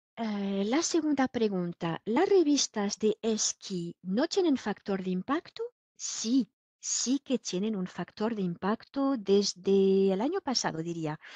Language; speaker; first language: Spanish; non-native, fluent; French